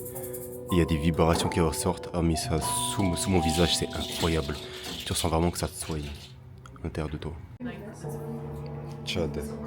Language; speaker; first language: French; native; French